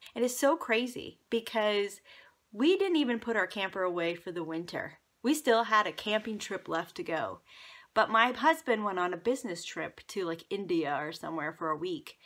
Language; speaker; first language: English; native; English